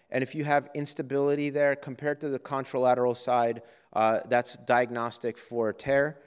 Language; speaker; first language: English; native; English